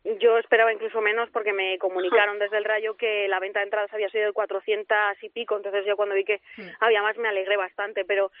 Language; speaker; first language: Spanish; native; Spanish